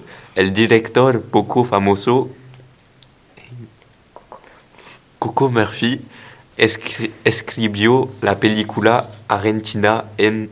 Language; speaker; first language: Spanish; non-native, learner; French